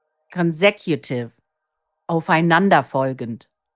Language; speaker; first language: German; native; German